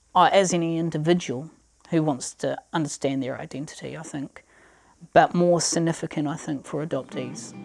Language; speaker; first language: English; native; English